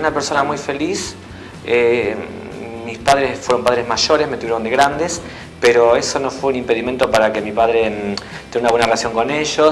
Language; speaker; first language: Spanish; native; Spanish